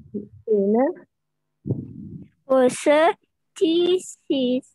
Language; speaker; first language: Chinese; non-native, learner; Indonesian